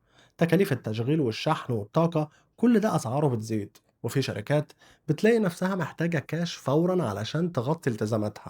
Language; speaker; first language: Arabic; native; Arabic